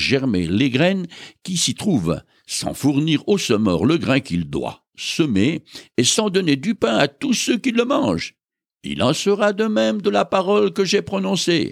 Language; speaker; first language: French; native; French